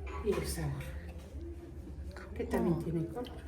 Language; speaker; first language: Spanish; native; Spanish